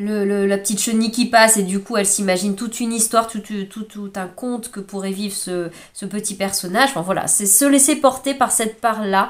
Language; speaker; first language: French; native; French